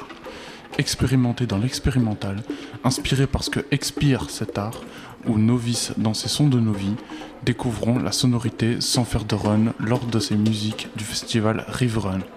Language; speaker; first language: French; native; French